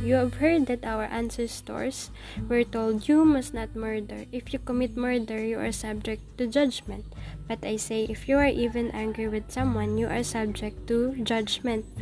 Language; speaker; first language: English; non-native, local second language; Filipino